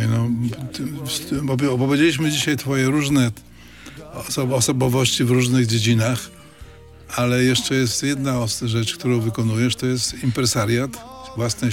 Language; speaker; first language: Polish; native; Polish